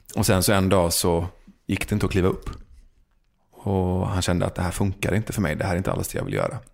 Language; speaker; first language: Swedish; early bilingual, other home language; Persian